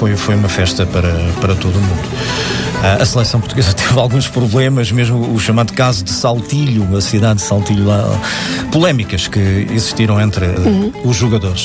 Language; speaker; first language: Portuguese; native; Portuguese